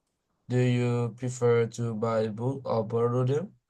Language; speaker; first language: English; non-native, learner; Thai